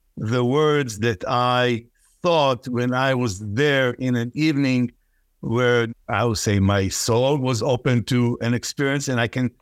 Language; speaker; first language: English; non-native, fluent; Hebrew